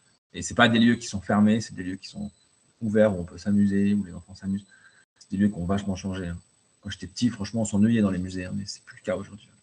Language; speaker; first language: French; native; French